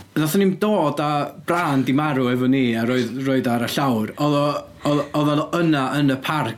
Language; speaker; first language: Welsh; native; Welsh